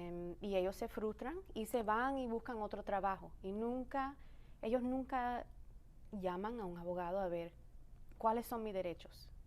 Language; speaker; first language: Spanish; early bilingual, other home language; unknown